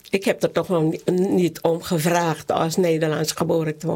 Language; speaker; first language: Dutch; non-native, local second language; Caribbean Hindustani